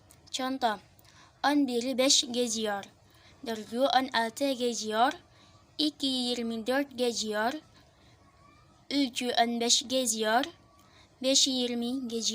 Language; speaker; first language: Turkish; non-native, learner; Indonesian